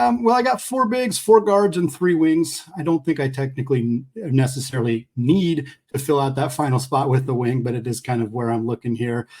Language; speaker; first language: English; native; English